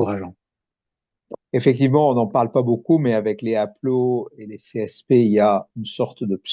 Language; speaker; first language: French; native; French